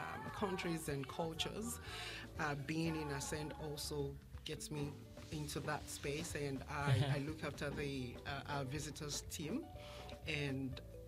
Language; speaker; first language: English; non-native, local second language; Yoruba